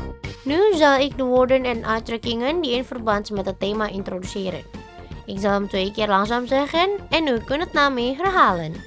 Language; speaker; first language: Dutch; non-native, fluent; Indonesian